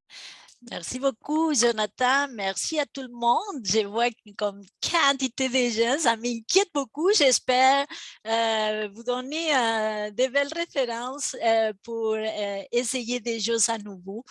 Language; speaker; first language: French; non-native, fluent; Spanish